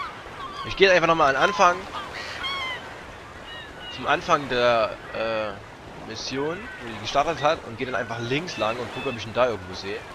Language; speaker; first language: German; native; German